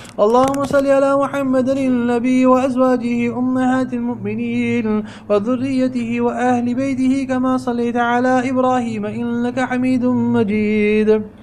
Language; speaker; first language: Arabic; non-native, fluent; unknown